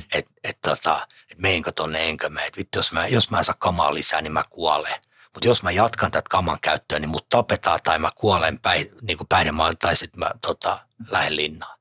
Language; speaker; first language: Finnish; native; Finnish